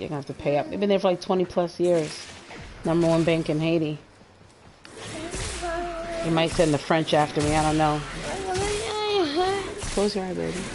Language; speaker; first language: English; native; English